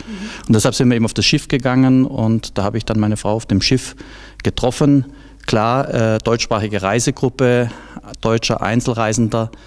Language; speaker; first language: German; native; German